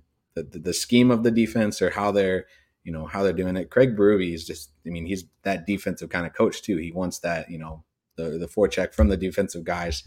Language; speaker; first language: English; native; English